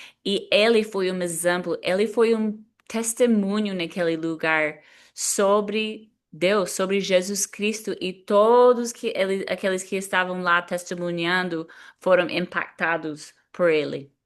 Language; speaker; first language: Portuguese; non-native, fluent; English